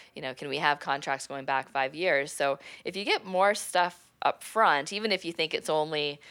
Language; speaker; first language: English; native; English